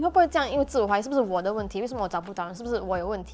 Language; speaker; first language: Chinese; native; Chinese